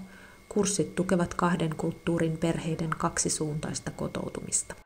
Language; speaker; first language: Finnish; native; Finnish